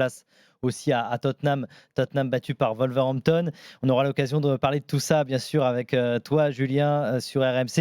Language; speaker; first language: French; native; French